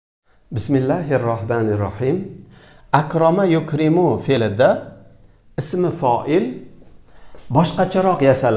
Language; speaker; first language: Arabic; non-native, fluent; Uzbek